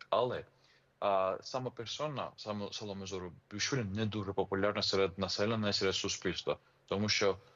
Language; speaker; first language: Ukrainian; non-native, fluent; Georgian